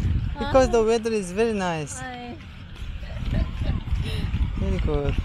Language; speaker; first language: English; non-native, learner; Korean